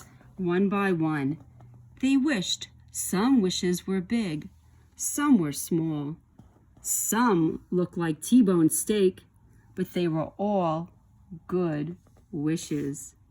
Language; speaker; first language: English; native; English